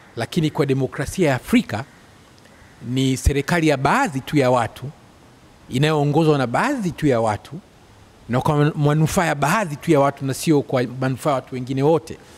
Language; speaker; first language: Swahili; native; Swahili